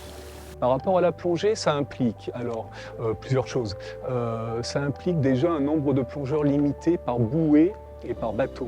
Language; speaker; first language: French; native; French